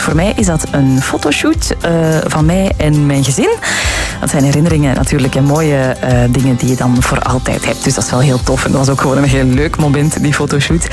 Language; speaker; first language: Dutch; native; Dutch